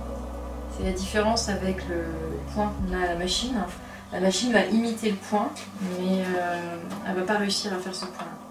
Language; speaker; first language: French; native; French